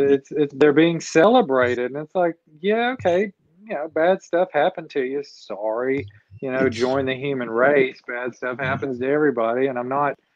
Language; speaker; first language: English; native; English